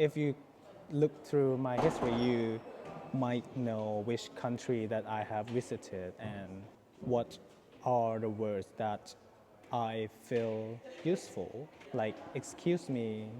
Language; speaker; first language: English; non-native, fluent; Thai